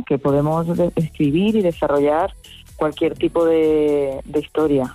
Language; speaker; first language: Spanish; native; Spanish